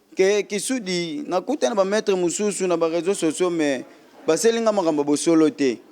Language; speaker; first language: Lingala; non-native, local second language; Kongo